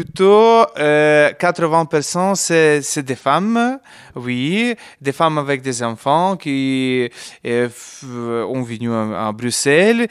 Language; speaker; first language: French; non-native, learner; Ukrainian